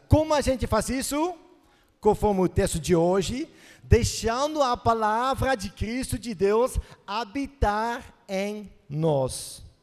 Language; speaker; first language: Portuguese; non-native, fluent; Dutch